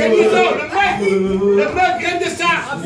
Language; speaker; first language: French; native; French